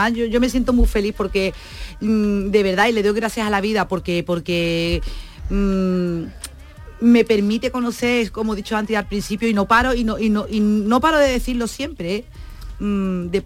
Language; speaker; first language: Spanish; native; Spanish